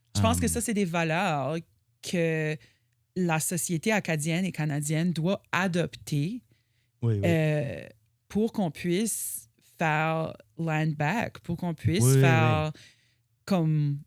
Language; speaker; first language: French; native; French